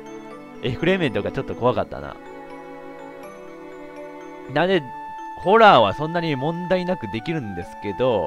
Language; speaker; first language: Japanese; native; Japanese